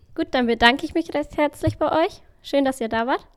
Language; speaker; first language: German; native; German